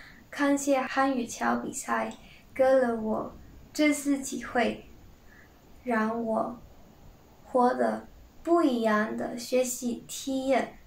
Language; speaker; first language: Chinese; non-native, learner; Spanish